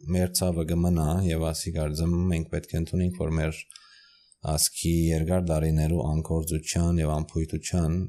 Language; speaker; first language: Armenian; early bilingual, heritage; Armenian